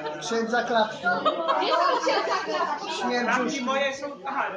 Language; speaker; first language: Polish; native; Polish